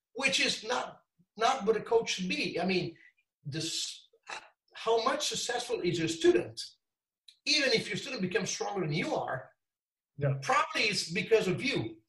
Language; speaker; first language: English; non-native, fluent; Italian